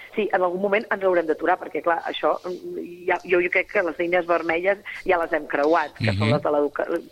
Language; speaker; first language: Catalan; native; Catalan